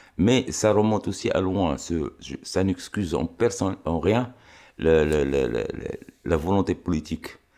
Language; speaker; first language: French; non-native, local second language; Arabic